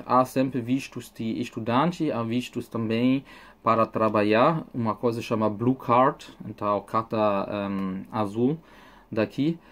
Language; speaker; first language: Portuguese; non-native, fluent; German